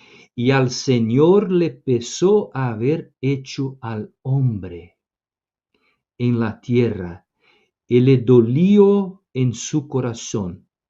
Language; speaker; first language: Spanish; non-native, fluent; Portuguese